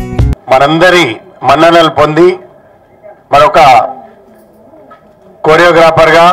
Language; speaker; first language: Telugu; native; Telugu